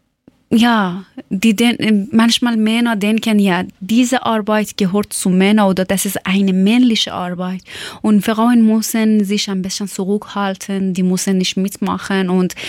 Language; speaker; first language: German; non-native, fluent; Persian